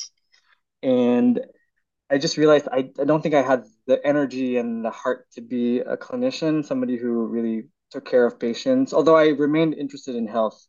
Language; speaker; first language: English; non-native, local second language; Filipino